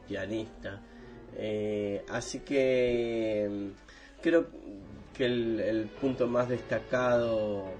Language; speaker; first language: Spanish; native; Spanish